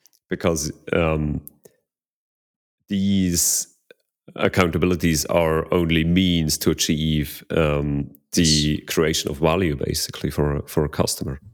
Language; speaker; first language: English; non-native, fluent; Swiss German